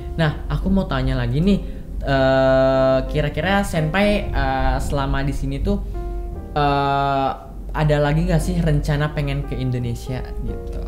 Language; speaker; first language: Indonesian; native; Indonesian